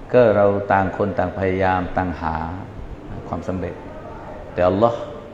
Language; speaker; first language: Thai; non-native, local second language; Malay